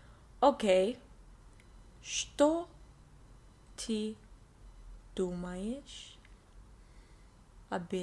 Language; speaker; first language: Russian; non-native, learner; English